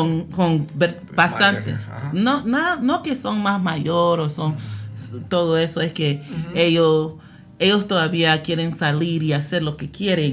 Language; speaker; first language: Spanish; early bilingual, heritage; Spanish